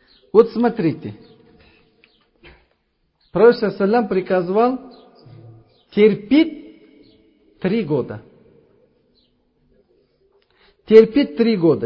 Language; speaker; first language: Russian; non-native, learner; Uzbek